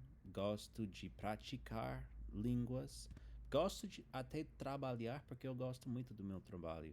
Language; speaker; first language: Portuguese; non-native, fluent; English